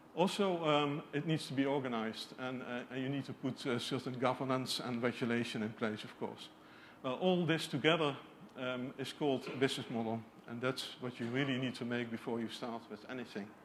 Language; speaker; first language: English; non-native, fluent; Dutch